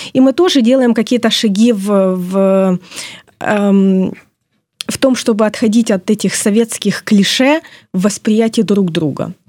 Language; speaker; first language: Russian; non-native, local second language; Ukrainian